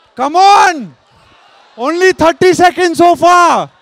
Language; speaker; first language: English; non-native, local second language; Hindi